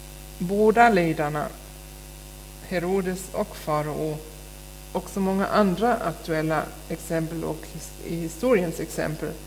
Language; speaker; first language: Swedish; non-native, fluent; German